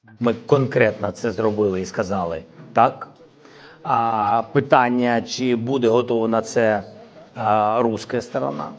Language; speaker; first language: Ukrainian; non-native, local second language; Russian